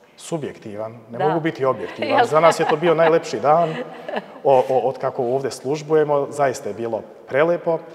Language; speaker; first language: Croatian; early bilingual, heritage; Serbian